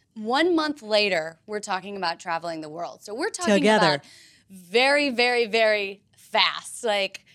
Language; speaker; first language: English; native; English